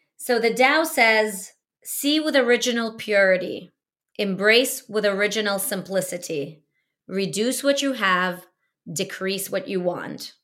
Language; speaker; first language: English; early bilingual, other home language; Russian